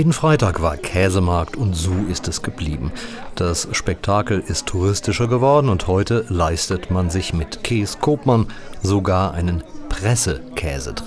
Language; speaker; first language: German; native; German